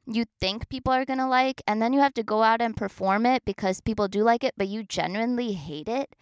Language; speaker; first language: English; native; English